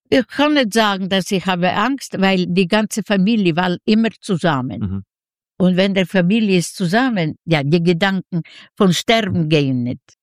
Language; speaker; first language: German; non-native, learner; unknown